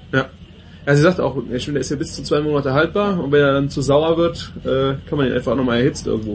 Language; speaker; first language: German; native; German